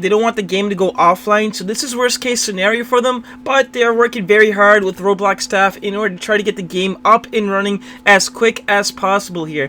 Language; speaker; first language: English; native; English